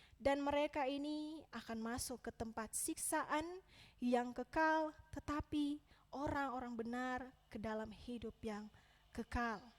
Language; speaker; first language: Indonesian; native; Indonesian